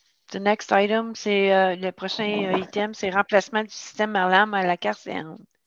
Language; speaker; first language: French; native; French